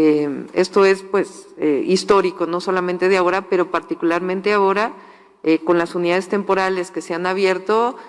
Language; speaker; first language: Spanish; native; Spanish